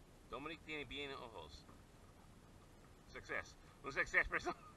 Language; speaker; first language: Spanish; non-native, learner; English